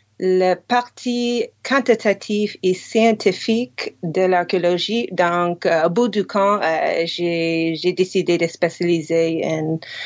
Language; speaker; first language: French; non-native, fluent; English